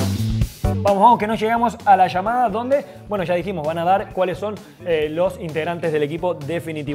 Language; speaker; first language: Spanish; native; Spanish